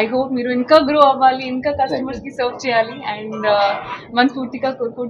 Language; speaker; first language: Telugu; non-native, fluent; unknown